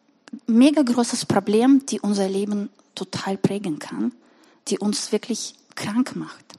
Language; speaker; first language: German; non-native, fluent; Russian